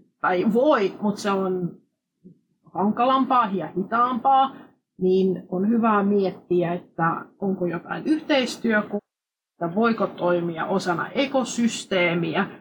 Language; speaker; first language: Finnish; non-native, fluent; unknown